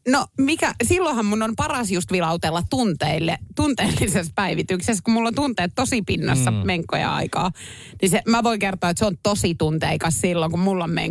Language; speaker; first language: Finnish; native; Finnish